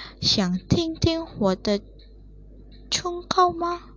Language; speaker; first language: Chinese; non-native, learner; Indonesian